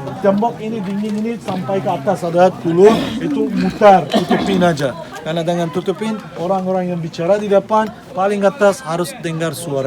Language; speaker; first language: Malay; non-native, fluent; Turkish